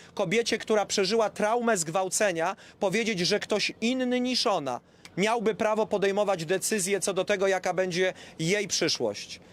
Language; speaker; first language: Polish; native; Polish